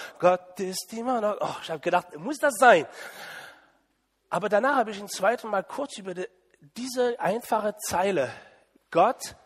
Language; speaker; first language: German; non-native, fluent; French